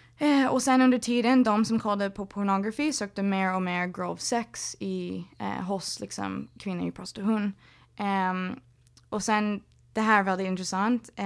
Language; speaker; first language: Swedish; non-native, fluent; English